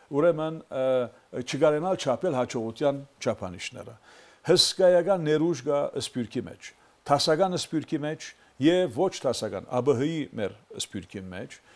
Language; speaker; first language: Armenian; early bilingual, heritage; Armenian